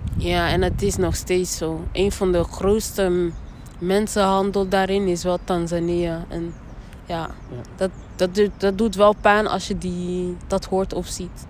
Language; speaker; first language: Dutch; early bilingual, other home language; Rundi